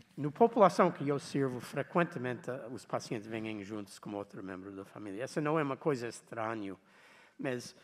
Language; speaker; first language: Portuguese; non-native, learner; English